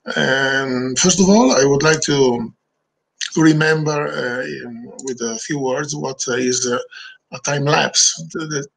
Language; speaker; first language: English; non-native, learner; Italian